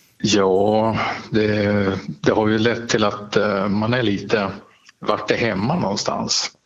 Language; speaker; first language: Swedish; native; Swedish